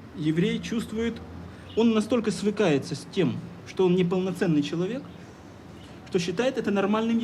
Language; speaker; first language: Russian; native; Russian